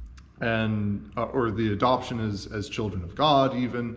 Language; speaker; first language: English; native; English